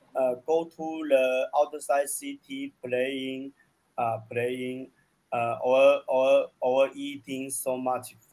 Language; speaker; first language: English; non-native, learner; Chinese